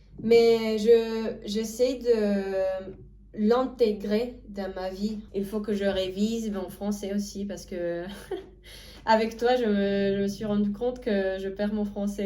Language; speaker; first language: French; non-native, fluent; Romanian